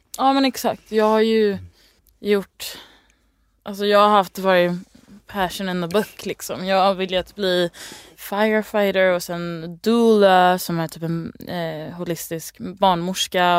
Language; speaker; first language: Swedish; early bilingual, other home language; English